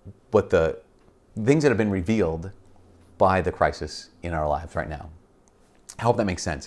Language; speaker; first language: English; native; English